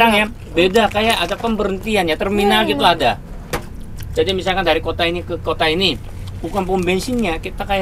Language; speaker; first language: Indonesian; non-native, fluent; Korean